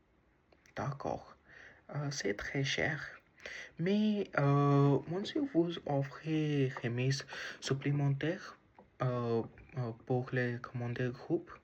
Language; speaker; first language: French; non-native, learner; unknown